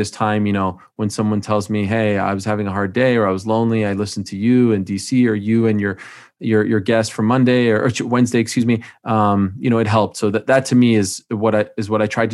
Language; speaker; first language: English; native; English